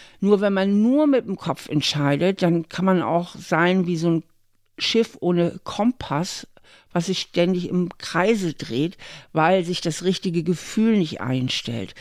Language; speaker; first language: German; native; German